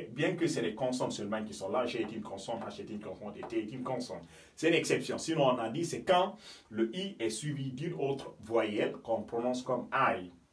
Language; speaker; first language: French; non-native, local second language; Fula